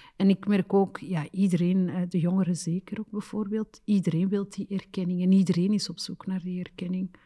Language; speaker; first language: Dutch; early bilingual, other home language; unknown